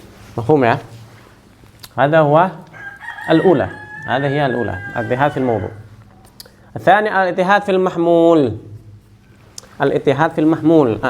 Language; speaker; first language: Arabic; non-native, fluent; Indonesian